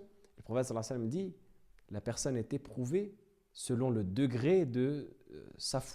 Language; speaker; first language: French; native; French